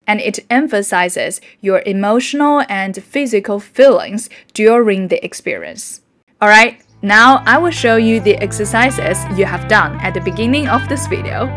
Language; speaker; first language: English; non-native, fluent; Chinese